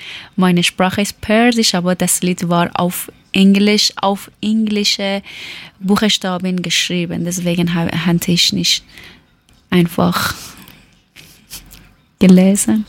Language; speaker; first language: German; non-native, learner; Persian